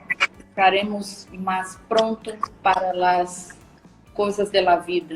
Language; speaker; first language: Spanish; non-native, learner; Portuguese